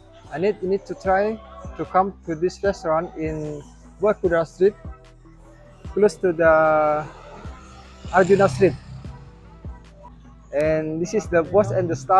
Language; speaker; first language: English; non-native, learner; Indonesian